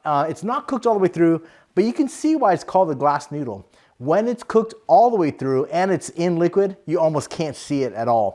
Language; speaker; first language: English; native; English